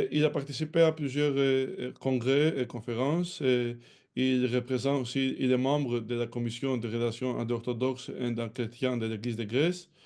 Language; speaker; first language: French; non-native, fluent; Greek